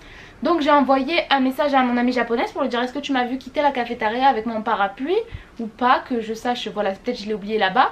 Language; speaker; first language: French; native; French